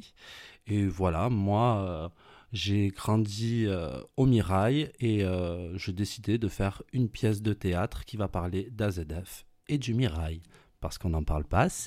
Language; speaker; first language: French; native; French